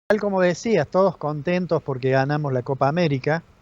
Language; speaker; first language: Spanish; native; Spanish